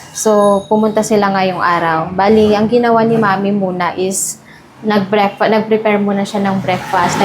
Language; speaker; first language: Filipino; non-native, local second language; Iloko